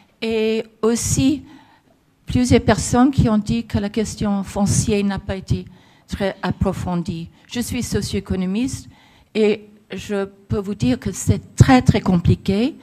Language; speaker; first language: French; non-native, fluent; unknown